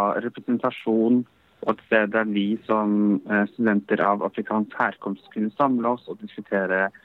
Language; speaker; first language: Norwegian; early bilingual, other home language; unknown